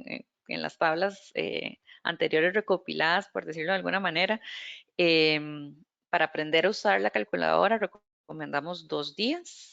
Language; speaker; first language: Spanish; native; Spanish